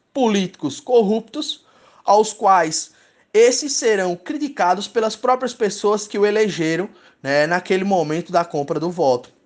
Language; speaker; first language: Portuguese; native; Portuguese